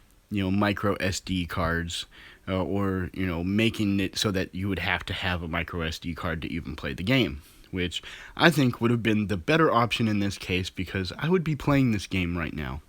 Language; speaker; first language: English; native; English